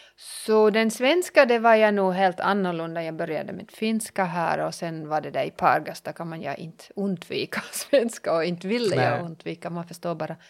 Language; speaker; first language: Swedish; non-native, learner; German